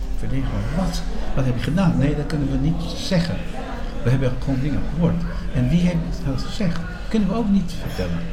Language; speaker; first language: Dutch; non-native, fluent; Spanish